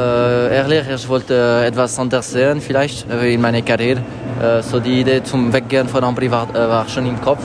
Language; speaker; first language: German; non-native, learner; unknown